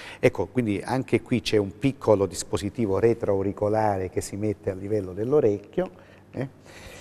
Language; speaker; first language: Italian; native; Italian